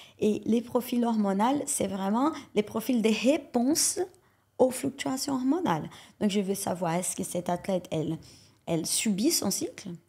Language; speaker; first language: French; non-native, fluent; Portuguese